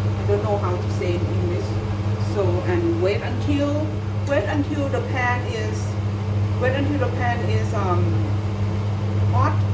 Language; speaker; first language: English; non-native, learner; Thai